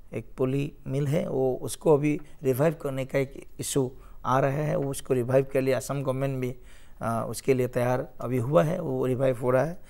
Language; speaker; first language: Hindi; non-native, local second language; Assamese